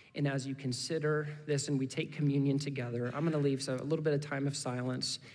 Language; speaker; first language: English; native; English